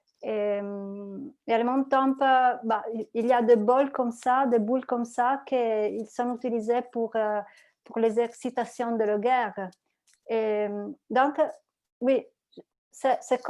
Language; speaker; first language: French; non-native, learner; Italian